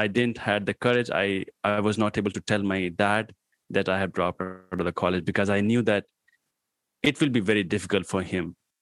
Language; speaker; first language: English; non-native, local second language; Hindi